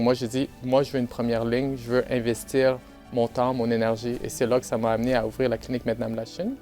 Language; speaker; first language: French; native; French